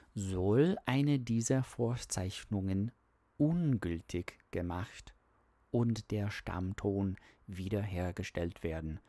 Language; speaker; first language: German; non-native, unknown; English